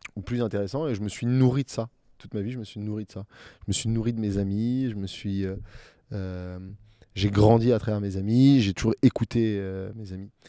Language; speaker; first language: French; native; French